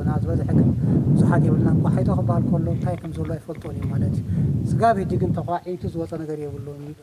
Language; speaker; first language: Tigrinya; non-native, local second language; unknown